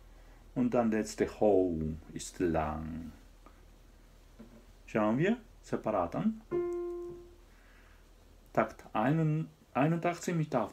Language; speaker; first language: German; non-native, fluent; Japanese